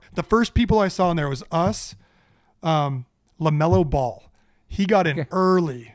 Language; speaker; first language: English; native; English